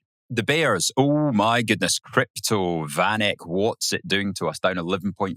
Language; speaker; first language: English; native; English